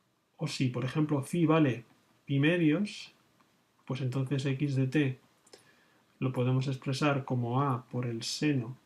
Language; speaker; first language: Spanish; native; Spanish